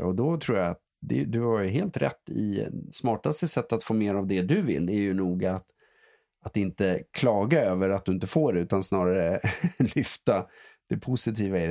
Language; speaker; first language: Swedish; native; Swedish